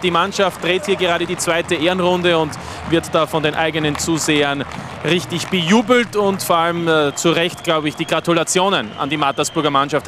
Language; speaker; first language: German; native; German